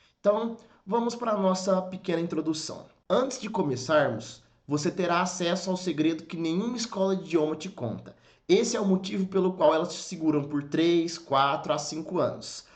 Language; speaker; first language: Portuguese; native; Portuguese